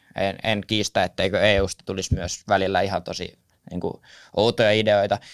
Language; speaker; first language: Finnish; native; Finnish